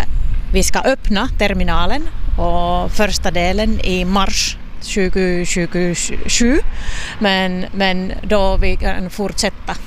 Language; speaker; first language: Swedish; non-native, local second language; Finnish